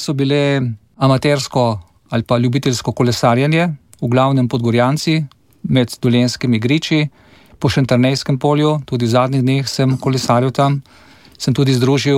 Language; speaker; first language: Slovenian; native; Slovenian